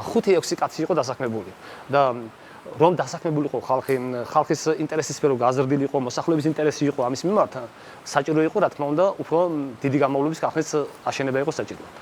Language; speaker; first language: Georgian; native; Georgian